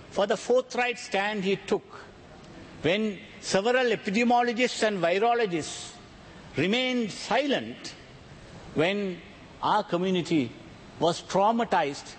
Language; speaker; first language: English; non-native, local second language; Tamil